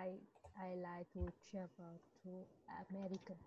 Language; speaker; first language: English; non-native, learner; Vietnamese